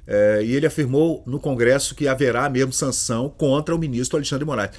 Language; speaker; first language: Portuguese; native; Portuguese